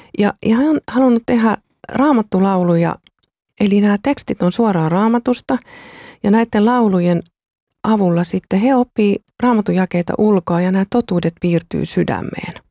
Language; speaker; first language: Finnish; native; Finnish